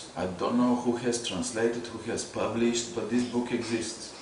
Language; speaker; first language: English; non-native, fluent; Bulgarian